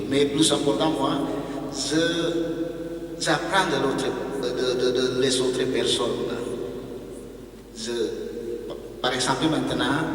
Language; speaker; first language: French; non-native, learner; Indonesian